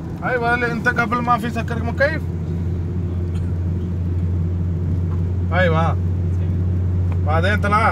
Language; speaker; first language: Arabic; non-native, learner; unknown